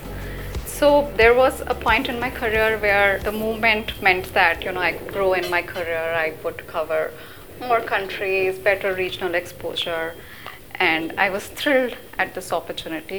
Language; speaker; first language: English; non-native, local second language; Hindi